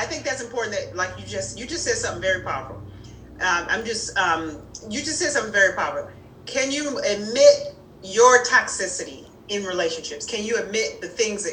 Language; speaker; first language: English; native; English